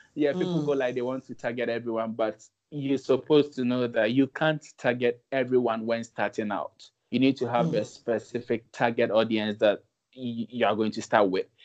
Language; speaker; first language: English; non-native, local second language; Akan